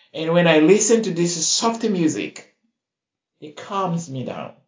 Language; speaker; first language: English; non-native, fluent; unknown